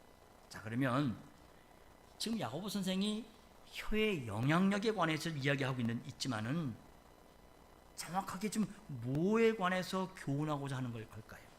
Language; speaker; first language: Korean; native; Korean